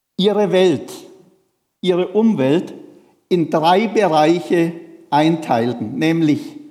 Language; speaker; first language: German; native; German